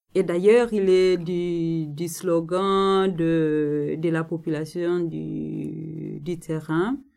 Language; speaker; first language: French; non-native, local second language; Nande